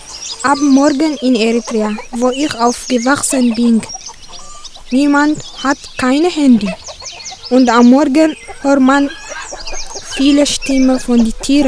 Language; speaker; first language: German; non-native, learner; Tigrinya